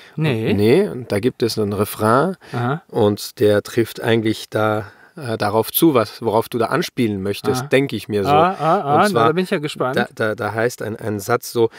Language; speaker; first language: German; early bilingual, heritage; German